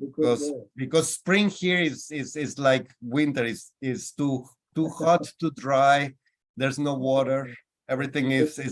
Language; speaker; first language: English; non-native, fluent; Spanish